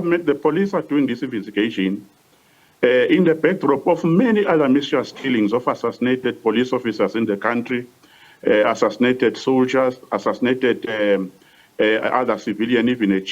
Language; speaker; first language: English; non-native, local second language; Swati